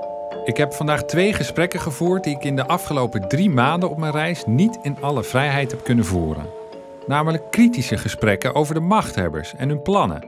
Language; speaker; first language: Dutch; native; Dutch